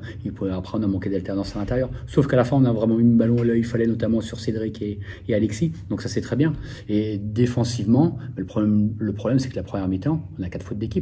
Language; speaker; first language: French; native; French